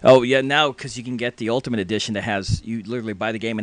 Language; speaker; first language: English; native; English